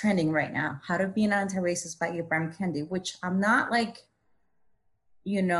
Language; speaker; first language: English; non-native, fluent; Spanish